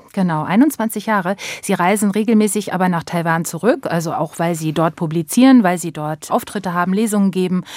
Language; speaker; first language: German; native; German